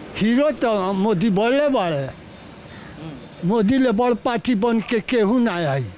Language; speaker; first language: Bhojpuri; native; Bhojpuri